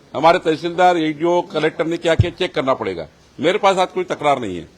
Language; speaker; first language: Hindi; non-native, local second language; Marathi